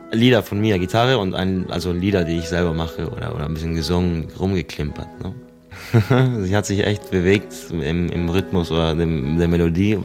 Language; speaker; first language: German; non-native, fluent; Spanish